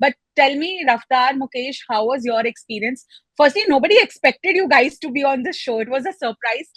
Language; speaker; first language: English; non-native, local second language; Hindi